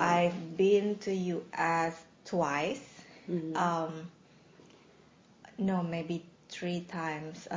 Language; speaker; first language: English; non-native, fluent; Indonesian